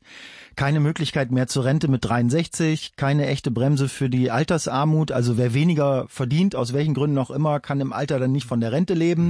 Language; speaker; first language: German; native; German